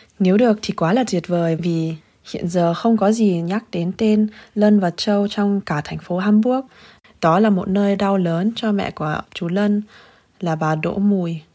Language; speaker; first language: Vietnamese; early bilingual, heritage; Vietnamese